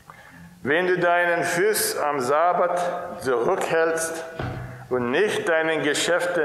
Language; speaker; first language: German; non-native, fluent; English